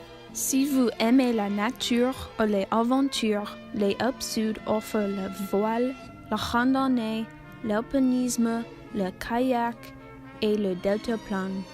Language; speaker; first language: French; non-native, learner; English